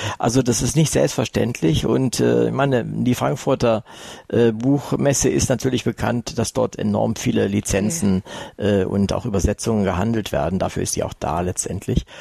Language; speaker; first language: German; native; German